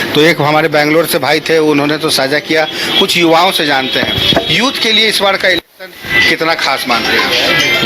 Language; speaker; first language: Hindi; native; Hindi